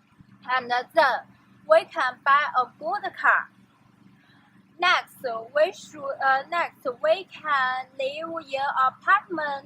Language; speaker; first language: English; non-native, learner; Chinese